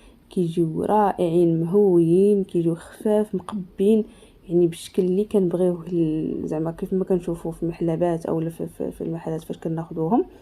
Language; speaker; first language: Arabic; native; Arabic